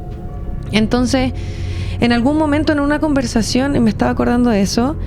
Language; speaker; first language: Spanish; native; Spanish